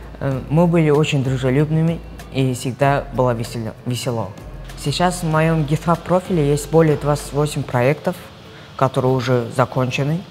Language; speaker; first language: Russian; non-native, local second language; Uzbek